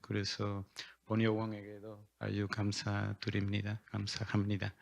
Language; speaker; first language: Korean; non-native, learner; Spanish